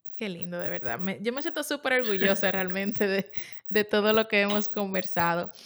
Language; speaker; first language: Spanish; native; Spanish